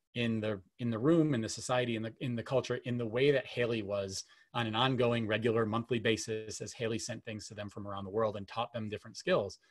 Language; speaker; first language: English; native; English